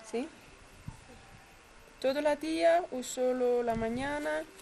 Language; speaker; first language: Spanish; non-native, learner; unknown